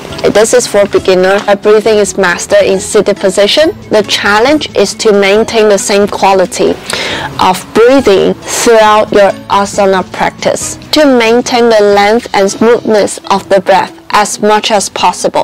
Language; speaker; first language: English; non-native, fluent; Chinese